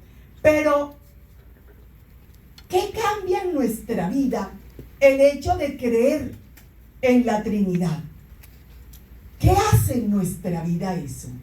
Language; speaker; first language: Spanish; native; Spanish